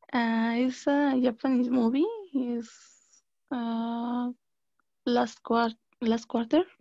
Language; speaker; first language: English; non-native, learner; Spanish